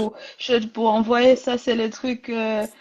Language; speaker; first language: French; non-native, learner; Rundi